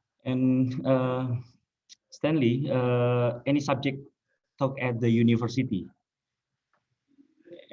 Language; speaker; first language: English; non-native, learner; Indonesian